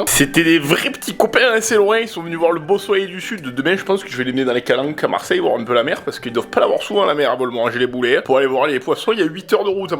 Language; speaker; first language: French; native; French